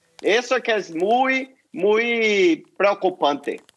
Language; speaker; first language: Spanish; non-native, learner; Portuguese